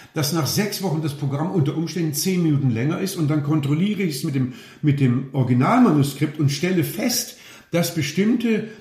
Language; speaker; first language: German; native; German